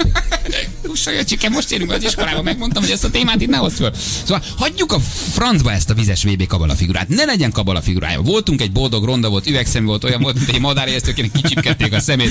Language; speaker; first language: Hungarian; native; Hungarian